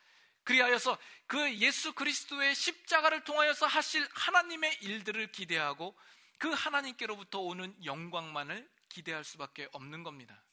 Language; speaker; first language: Korean; native; Korean